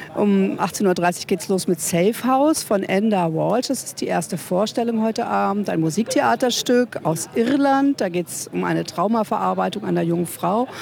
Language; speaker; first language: German; native; German